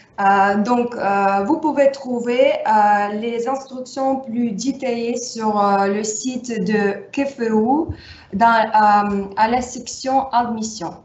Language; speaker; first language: French; non-native, fluent; Russian